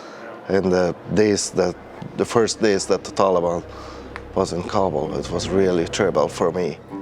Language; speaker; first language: English; non-native, learner; Persian